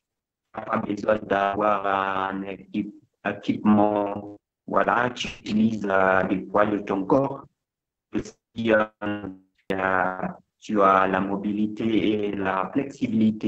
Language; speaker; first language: French; non-native, fluent; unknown